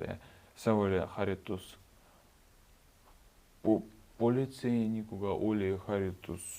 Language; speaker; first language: Estonian; non-native, local second language; Russian